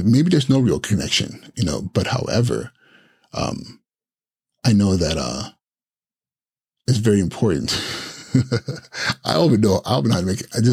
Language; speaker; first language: English; non-native, local second language; Igbo